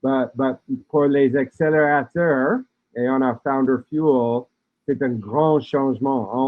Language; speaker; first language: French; non-native, learner; English